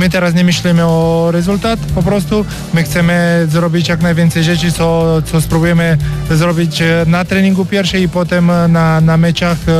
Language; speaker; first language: Polish; non-native, learner; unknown